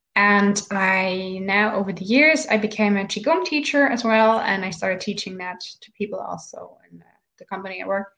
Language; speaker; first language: English; non-native, fluent; German